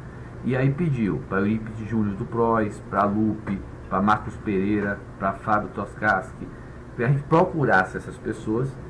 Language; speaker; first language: Portuguese; native; Portuguese